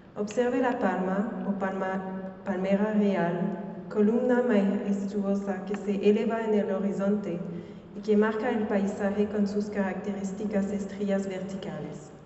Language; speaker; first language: Spanish; non-native, learner; French